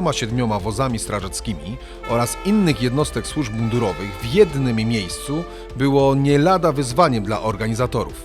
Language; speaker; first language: Polish; native; Polish